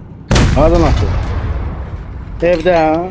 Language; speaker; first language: Turkish; native; Turkish